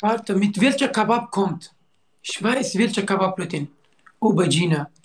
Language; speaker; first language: German; non-native, learner; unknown